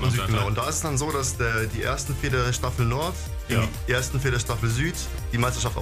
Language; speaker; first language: German; native; German